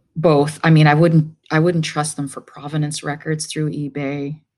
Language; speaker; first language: English; native; English